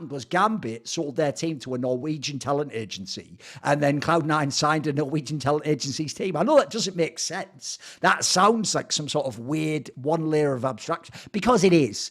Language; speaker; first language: English; native; English